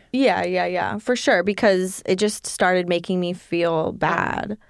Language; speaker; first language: English; native; English